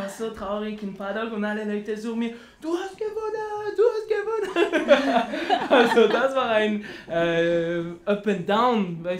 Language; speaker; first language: German; non-native, learner; French